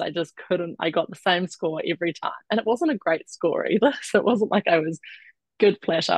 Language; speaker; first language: English; native; English